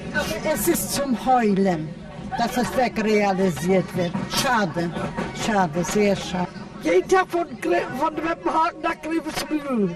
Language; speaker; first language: German; native; German